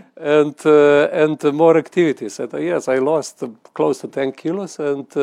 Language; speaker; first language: English; non-native, fluent; Slovenian